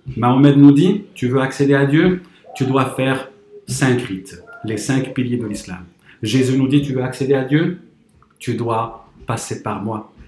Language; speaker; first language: French; non-native, local second language; Arabic